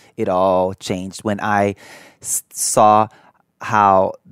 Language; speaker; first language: English; early bilingual, other home language; Portuguese